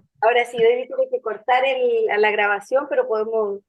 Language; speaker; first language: Spanish; native; Spanish